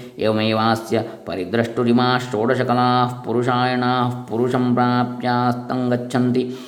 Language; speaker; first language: Hindi; non-native, local second language; Kannada